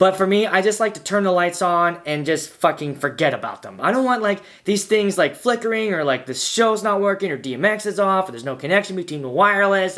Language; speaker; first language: English; native; English